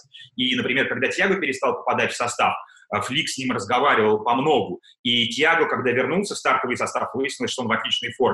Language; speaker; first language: Russian; native; Russian